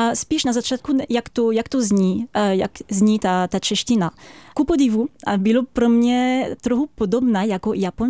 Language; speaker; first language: Czech; non-native, fluent; French